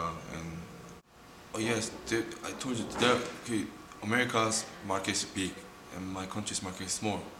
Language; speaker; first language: English; non-native, learner; Korean